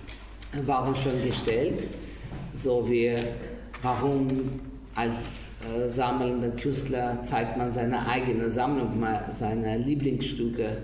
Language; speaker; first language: German; non-native, fluent; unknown